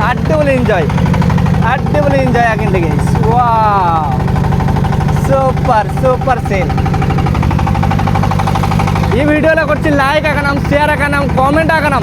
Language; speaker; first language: Malayalam; non-native, learner; Bangla